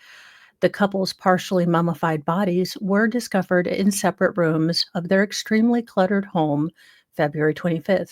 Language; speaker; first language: English; native; English